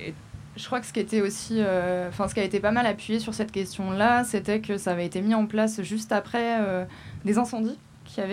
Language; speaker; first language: French; native; French